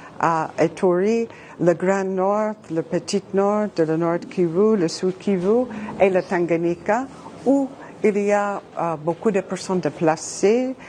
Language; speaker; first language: French; non-native, fluent; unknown